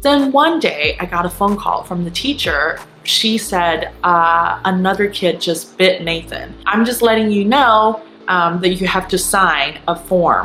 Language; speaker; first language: English; non-native, fluent; Chinese